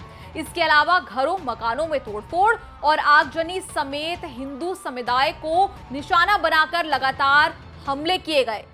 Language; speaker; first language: Hindi; native; Hindi